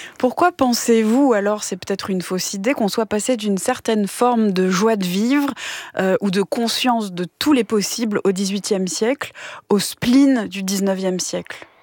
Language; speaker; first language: French; native; French